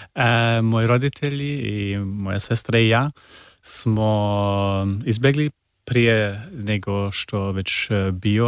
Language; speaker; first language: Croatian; early bilingual, heritage; Serbian